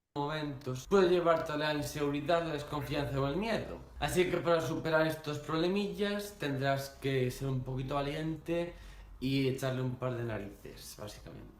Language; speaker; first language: Spanish; native; Spanish